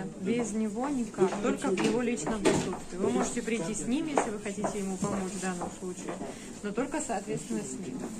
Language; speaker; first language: Russian; native; Russian